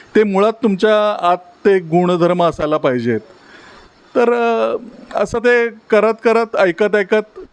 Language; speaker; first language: Marathi; native; Marathi